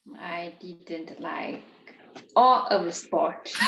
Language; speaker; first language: English; non-native, learner; Chinese